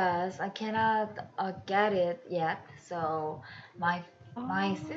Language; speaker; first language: English; non-native, learner; Korean